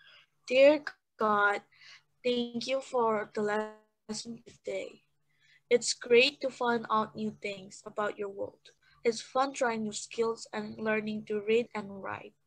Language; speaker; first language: English; non-native, learner; Indonesian